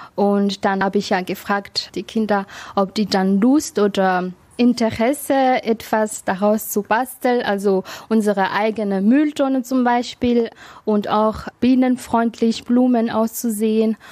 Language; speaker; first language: German; non-native, learner; Malagasy